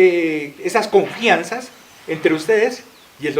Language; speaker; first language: Spanish; native; Spanish